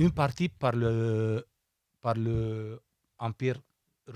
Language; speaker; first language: French; non-native, fluent; Romanian